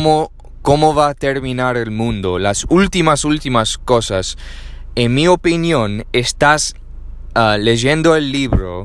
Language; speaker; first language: Spanish; non-native, learner; English